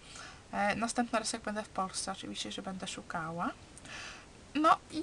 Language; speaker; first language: Polish; early bilingual, heritage; Polish